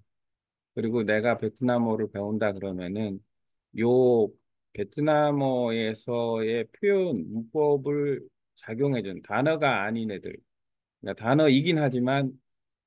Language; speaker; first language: Korean; native; Korean